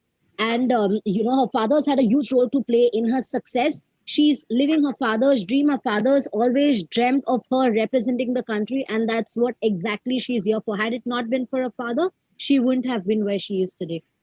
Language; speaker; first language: English; non-native, local second language; Hindi